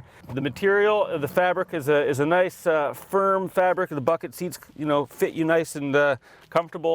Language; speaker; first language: English; native; English